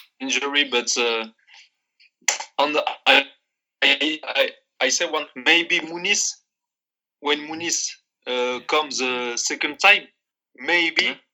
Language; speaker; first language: English; non-native, learner; Arabic